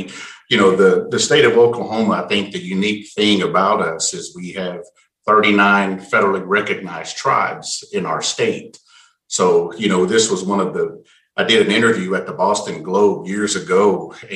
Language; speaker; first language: English; native; English